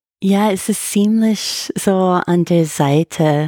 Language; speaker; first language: German; non-native, fluent; English